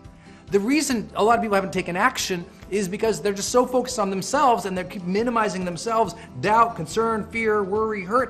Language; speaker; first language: English; native; English